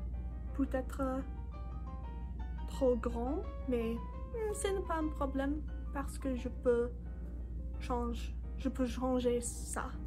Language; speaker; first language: French; non-native, learner; English